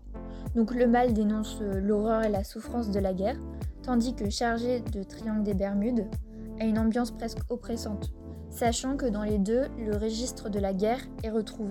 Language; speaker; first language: French; native; French